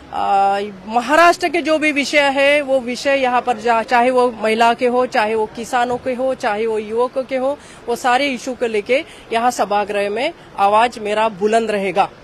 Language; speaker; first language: Hindi; non-native, local second language; Marathi